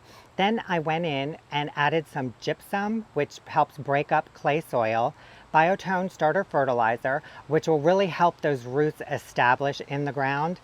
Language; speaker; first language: English; native; English